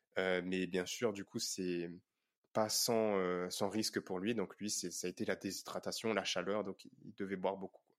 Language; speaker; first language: French; native; French